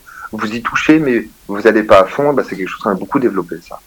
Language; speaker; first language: French; native; French